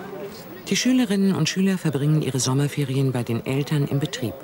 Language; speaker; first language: German; native; German